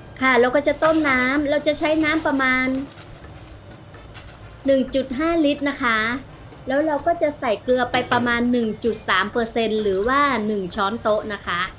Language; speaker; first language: Thai; native; Thai